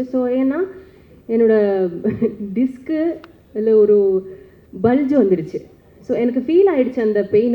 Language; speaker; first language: Tamil; non-native, learner; Malayalam